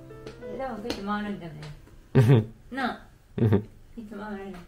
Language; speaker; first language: Japanese; native; Japanese